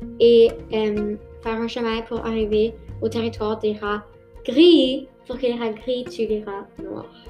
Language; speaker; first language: French; non-native, local second language; English